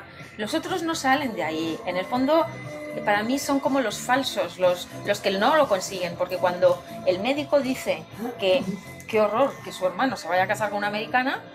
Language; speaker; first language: Spanish; native; Spanish